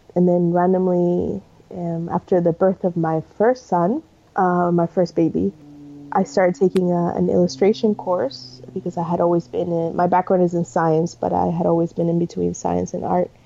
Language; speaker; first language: English; early bilingual, other home language; Spanish